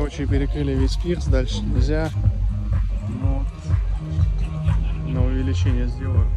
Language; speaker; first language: Russian; native; Russian